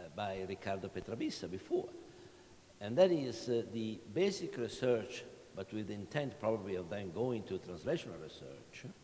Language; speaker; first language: English; non-native, fluent; Italian